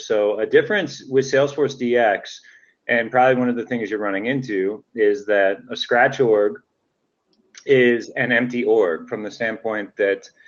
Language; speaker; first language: English; native; English